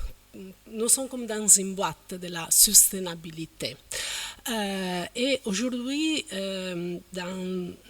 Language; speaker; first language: French; non-native, fluent; Italian